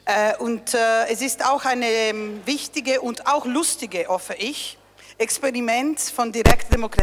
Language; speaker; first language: German; non-native, fluent; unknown